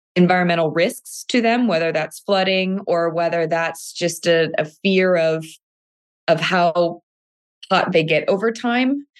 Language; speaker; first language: English; native; English